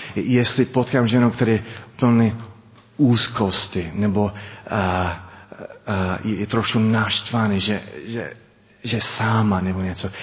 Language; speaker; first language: Czech; non-native, learner; English